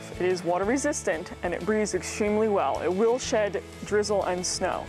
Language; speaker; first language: English; native; English